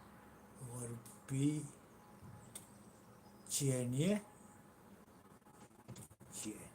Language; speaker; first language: Danish; non-native, local second language; Kalaallisut